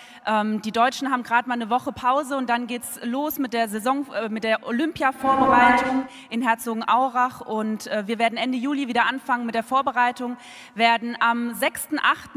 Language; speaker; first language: German; native; German